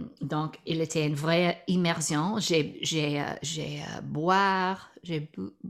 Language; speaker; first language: French; non-native, learner; English